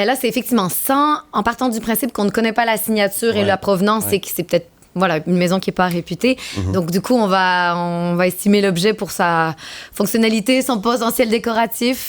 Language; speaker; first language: French; native; French